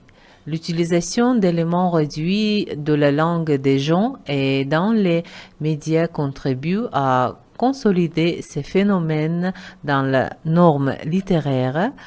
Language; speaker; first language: French; non-native, fluent; Uzbek